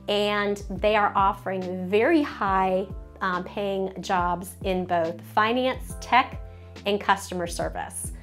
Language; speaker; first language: English; native; English